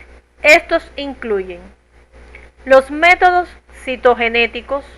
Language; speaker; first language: Spanish; native; Spanish